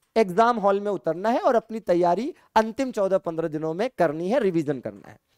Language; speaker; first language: Hindi; native; Hindi